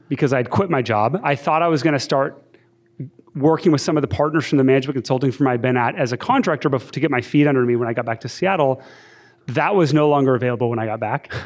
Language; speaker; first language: English; native; English